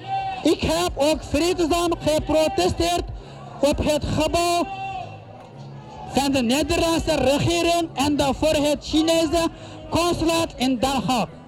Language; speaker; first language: Dutch; non-native, learner; Uyghur